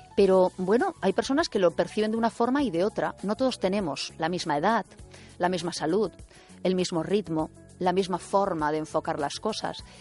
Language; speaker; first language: Spanish; native; Spanish